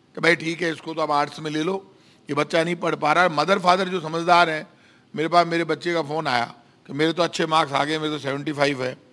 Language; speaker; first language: Hindi; native; Hindi